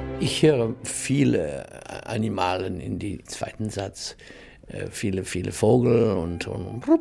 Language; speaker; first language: German; non-native, learner; English